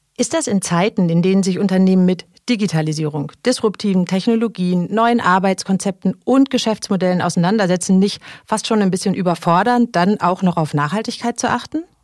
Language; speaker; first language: German; native; German